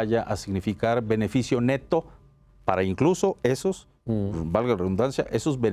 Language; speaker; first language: Spanish; native; Spanish